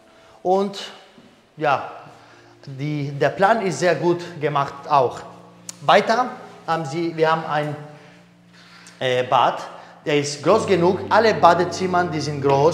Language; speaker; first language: German; non-native, learner; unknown